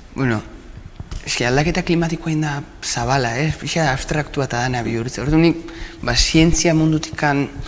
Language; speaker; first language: Basque; native; Basque